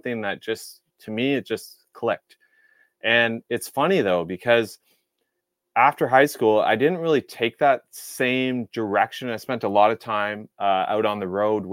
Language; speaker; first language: English; native; English